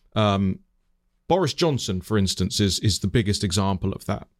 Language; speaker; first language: English; native; English